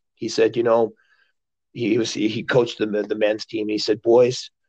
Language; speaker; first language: English; native; English